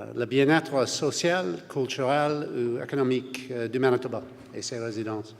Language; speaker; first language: French; non-native, local second language; English